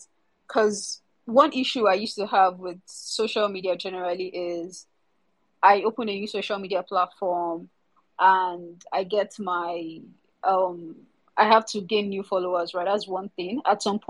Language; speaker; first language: English; non-native, local second language; Yoruba